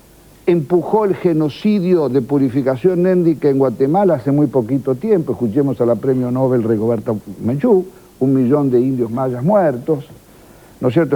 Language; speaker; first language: Spanish; native; Spanish